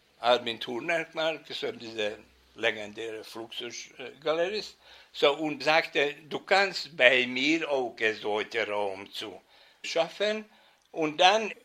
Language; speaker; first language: German; non-native, fluent; Hungarian